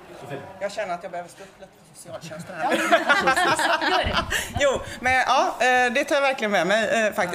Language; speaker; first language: Swedish; native; Swedish